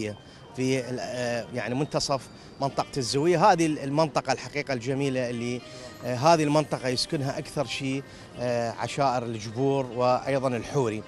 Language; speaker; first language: Arabic; native; Arabic